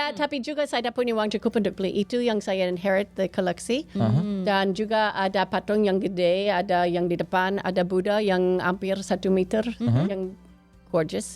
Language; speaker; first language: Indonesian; non-native, fluent; English